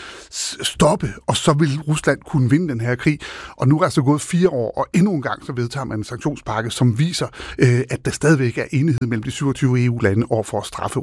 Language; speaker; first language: Danish; native; Danish